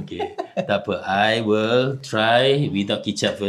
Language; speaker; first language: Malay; native; Malay